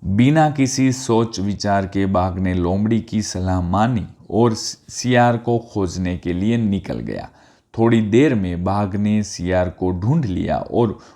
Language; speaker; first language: Hindi; non-native, local second language; Gujarati